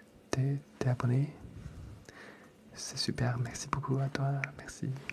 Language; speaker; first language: French; non-native, fluent; Chinese